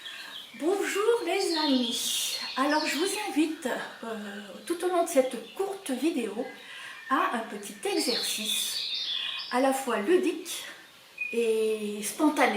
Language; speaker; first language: French; native; French